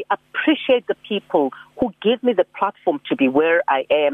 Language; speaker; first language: English; non-native, local second language; Zulu